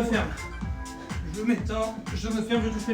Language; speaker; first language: French; native; French